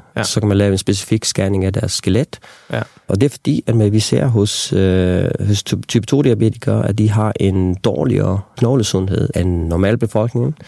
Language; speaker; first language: Danish; non-native, local second language; Faroese